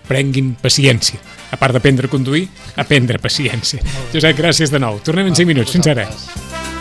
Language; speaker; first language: Catalan; native; Catalan